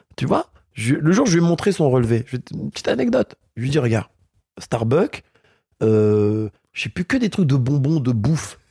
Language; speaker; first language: French; early bilingual, other home language; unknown